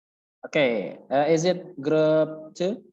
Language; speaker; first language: English; non-native, fluent; Indonesian